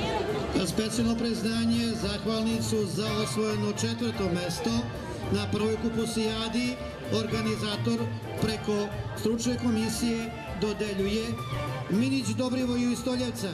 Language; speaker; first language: Bosnian; native; Bosnian